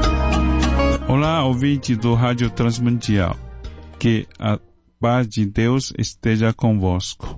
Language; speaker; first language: Portuguese; non-native, fluent; Chinese